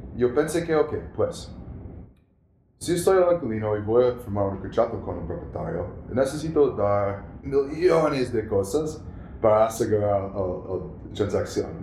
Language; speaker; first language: Spanish; non-native, learner; English